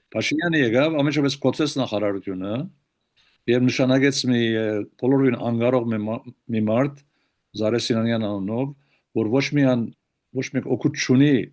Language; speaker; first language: Armenian; early bilingual, heritage; Armenian